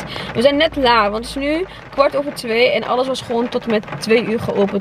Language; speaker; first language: Dutch; native; Dutch